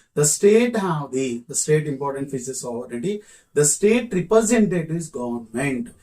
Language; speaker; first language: English; non-native, local second language; Telugu